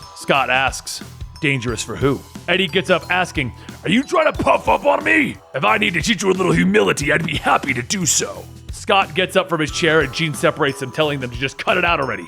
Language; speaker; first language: English; native; English